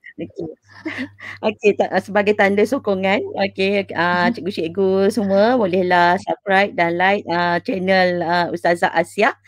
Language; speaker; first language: Malay; native; Malay